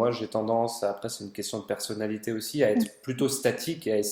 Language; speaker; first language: French; native; French